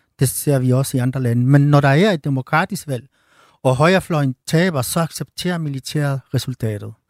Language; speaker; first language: Danish; non-native, fluent; Spanish